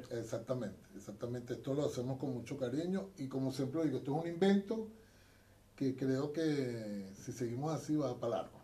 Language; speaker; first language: Spanish; native; Spanish